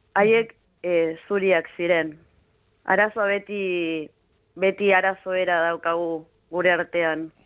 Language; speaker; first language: Basque; non-native, fluent; Spanish